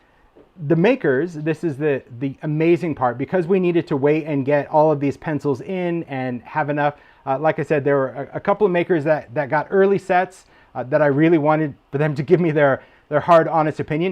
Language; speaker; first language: English; native; English